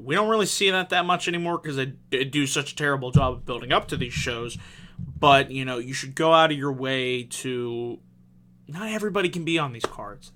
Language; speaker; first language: English; native; English